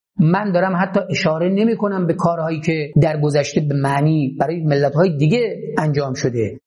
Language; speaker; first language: Persian; native; Persian